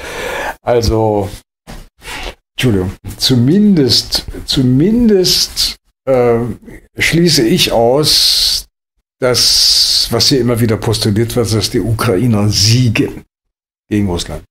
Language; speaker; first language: German; native; German